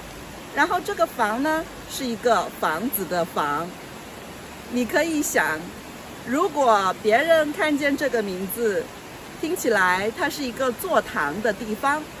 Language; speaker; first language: Chinese; non-native, local second language; Yao